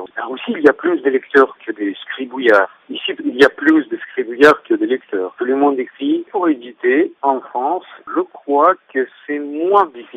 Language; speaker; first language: French; non-native, fluent; Russian